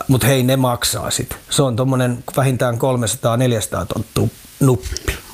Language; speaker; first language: Finnish; native; Finnish